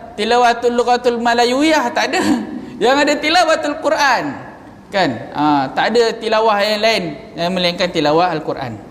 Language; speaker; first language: Malay; native; Malay